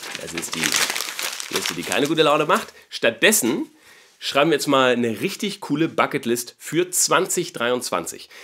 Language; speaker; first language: German; native; German